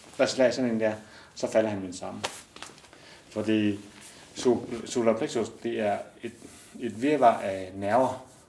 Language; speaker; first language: Danish; non-native, learner; Chinese